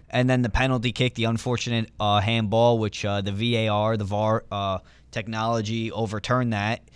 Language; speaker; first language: English; early bilingual, other home language; Italian